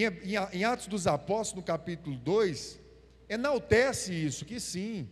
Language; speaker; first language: Portuguese; native; Portuguese